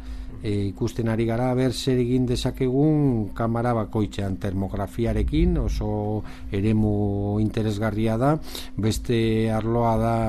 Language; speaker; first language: Basque; non-native, local second language; Spanish